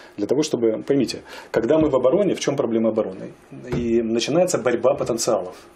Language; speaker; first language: Russian; native; Russian